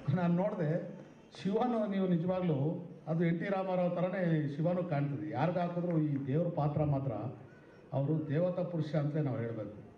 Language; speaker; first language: Kannada; non-native, local second language; Telugu